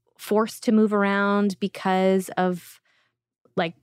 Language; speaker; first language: English; early bilingual, other home language; Russian